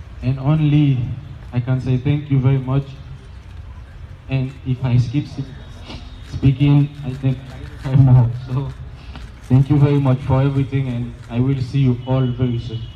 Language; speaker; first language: English; non-native, learner; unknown